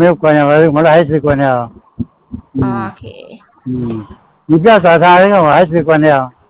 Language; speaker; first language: Chinese; non-native, local second language; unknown